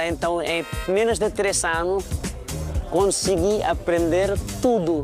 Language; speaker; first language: Portuguese; non-native, fluent; Nepali